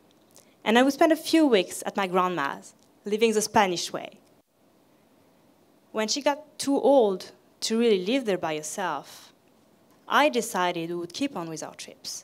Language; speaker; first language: English; non-native, fluent; French